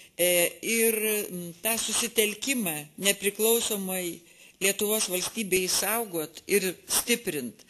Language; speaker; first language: Lithuanian; native; Lithuanian